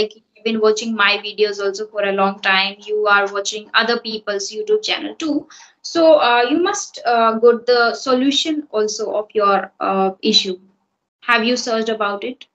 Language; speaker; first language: English; non-native, fluent; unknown